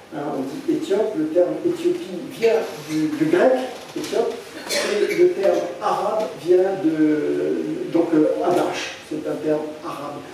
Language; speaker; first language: French; native; French